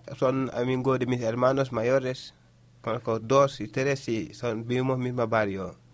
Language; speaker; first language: Spanish; non-native, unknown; Wolof